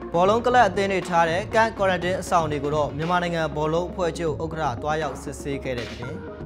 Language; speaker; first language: Burmese; native; Burmese